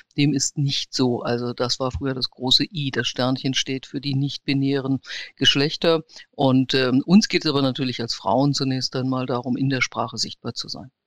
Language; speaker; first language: German; native; German